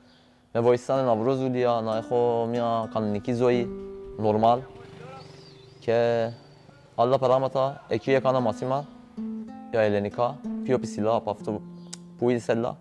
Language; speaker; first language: Greek; non-native, learner; Persian